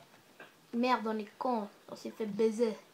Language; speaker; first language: French; native; French